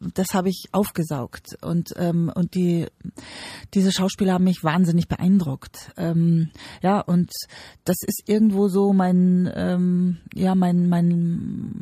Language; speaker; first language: German; native; German